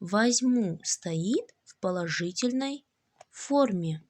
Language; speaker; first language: Russian; non-native, local second language; Kazakh